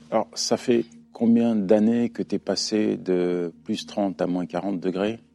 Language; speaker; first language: French; native; French